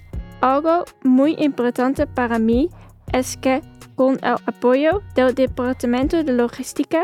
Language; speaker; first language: Spanish; non-native, fluent; Dutch